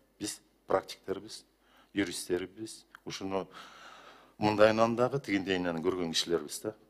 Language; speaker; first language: Kyrgyz; native; Kyrgyz